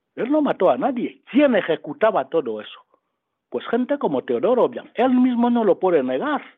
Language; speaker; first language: Spanish; non-native, local second language; Fang